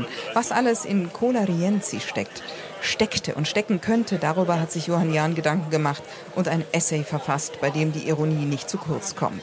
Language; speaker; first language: German; native; German